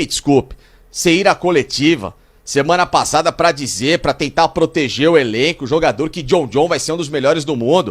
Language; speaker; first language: Portuguese; native; Portuguese